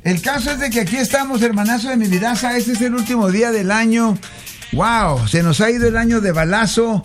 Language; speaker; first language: Spanish; native; Spanish